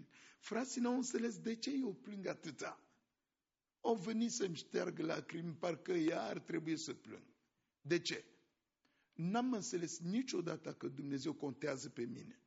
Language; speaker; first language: Romanian; non-native, fluent; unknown